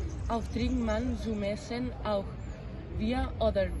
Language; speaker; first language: German; non-native, learner; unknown